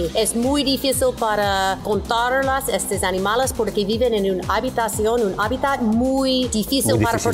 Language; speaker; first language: Spanish; non-native, learner; English